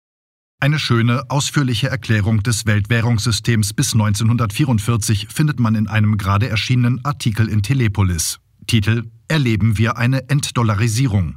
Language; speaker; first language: German; native; German